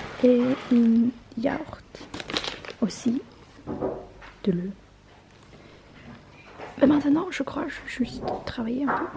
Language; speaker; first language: French; non-native, learner; Norwegian